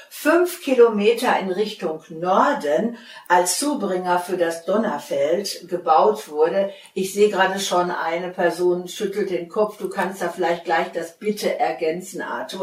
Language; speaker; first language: German; native; German